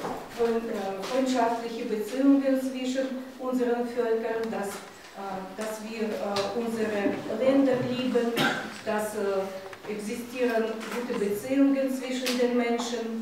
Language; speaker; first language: German; non-native, fluent; Russian